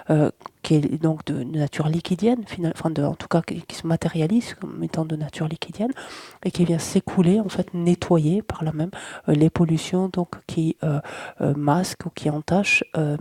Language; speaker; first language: French; native; French